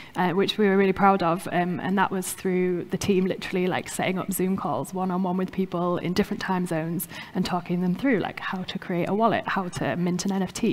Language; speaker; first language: English; native; English